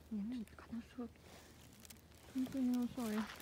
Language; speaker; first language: Japanese; non-native, learner; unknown